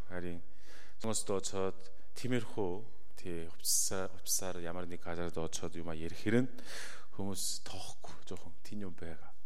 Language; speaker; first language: Mongolian; non-native, fluent; Korean